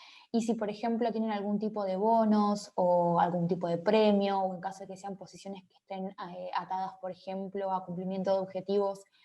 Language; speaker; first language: Spanish; native; Spanish